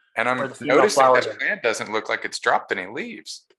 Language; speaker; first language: English; native; English